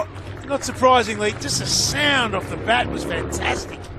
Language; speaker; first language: English; native; English